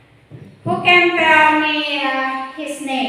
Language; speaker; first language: English; non-native, learner; Indonesian